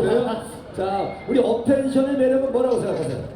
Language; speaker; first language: Korean; native; Korean